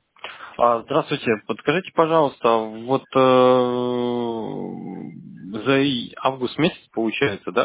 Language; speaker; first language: Russian; native; Russian